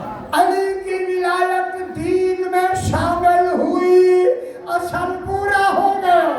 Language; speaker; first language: Urdu; native; Urdu